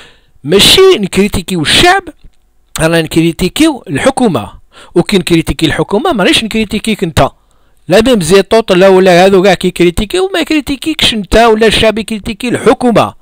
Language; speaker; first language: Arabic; native; Arabic